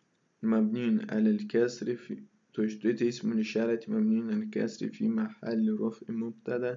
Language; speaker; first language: Arabic; non-native, fluent; Russian